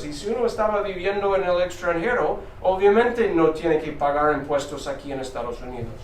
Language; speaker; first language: Spanish; non-native, fluent; English